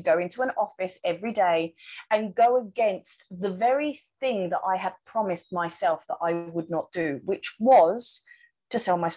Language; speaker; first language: English; native; English